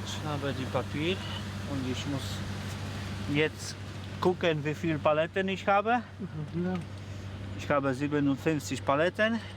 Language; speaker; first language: German; non-native, learner; Polish